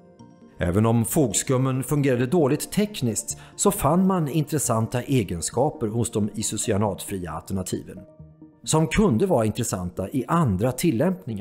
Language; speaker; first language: Swedish; native; Swedish